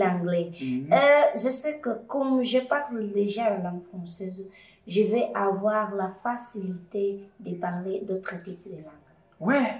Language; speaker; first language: French; non-native, fluent; Portuguese